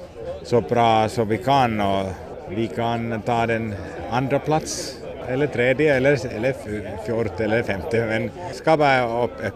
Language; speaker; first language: Swedish; non-native, local second language; Finnish